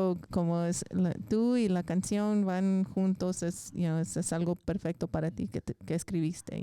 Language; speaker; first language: Spanish; early bilingual, heritage; English